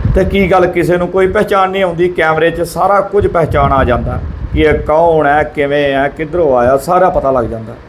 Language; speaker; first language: Punjabi; native; Punjabi